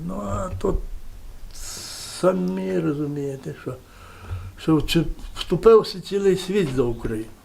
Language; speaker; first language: Ukrainian; native; Ukrainian